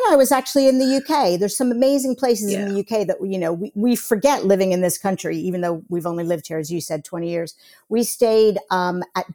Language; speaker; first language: English; native; English